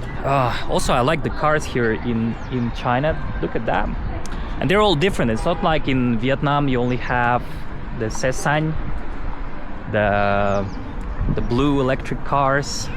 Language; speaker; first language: English; non-native, fluent; Russian